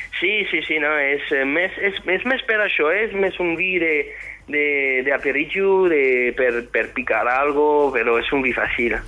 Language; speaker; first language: Catalan; non-native, fluent; French